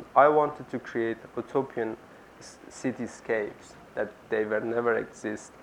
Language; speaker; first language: English; non-native, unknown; Persian